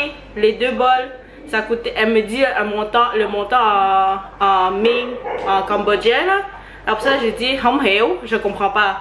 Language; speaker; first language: French; early bilingual, other home language; Vietnamese